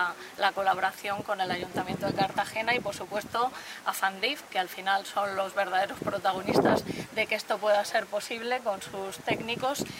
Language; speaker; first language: Spanish; native; Spanish